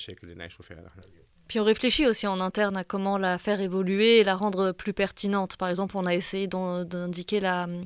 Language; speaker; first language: French; native; French